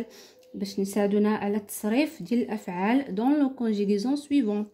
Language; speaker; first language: Arabic; native; Arabic